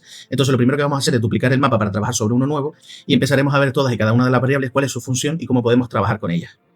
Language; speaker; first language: Spanish; native; Spanish